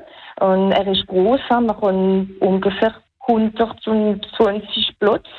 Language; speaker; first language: German; non-native, local second language; French